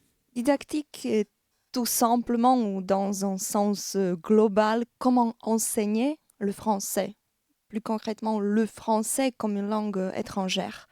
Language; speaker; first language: French; non-native, fluent; Slovak